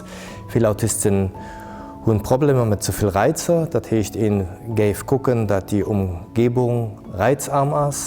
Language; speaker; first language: German; non-native, local second language; Luxembourgish